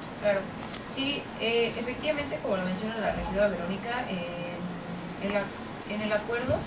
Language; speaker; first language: Spanish; native; Spanish